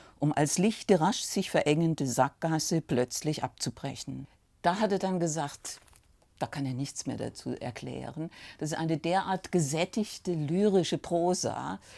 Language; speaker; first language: German; native; German